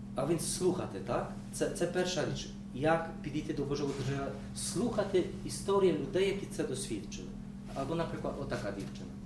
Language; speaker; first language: Ukrainian; non-native, fluent; Polish